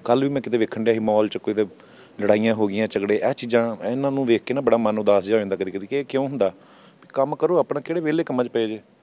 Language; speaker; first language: Punjabi; native; Punjabi